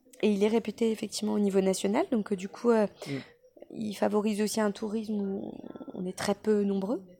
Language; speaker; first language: French; native; French